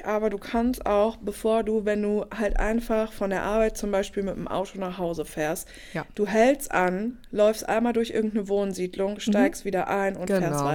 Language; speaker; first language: German; native; German